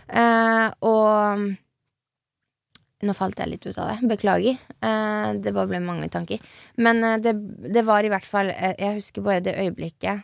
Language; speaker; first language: Norwegian; early bilingual, other home language; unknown